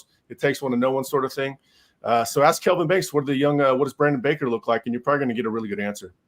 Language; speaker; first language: English; native; English